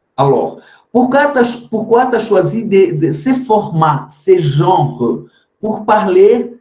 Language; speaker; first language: French; non-native, fluent; Portuguese